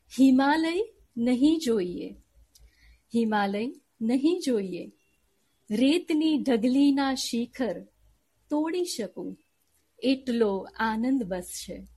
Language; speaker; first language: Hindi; non-native, local second language; Gujarati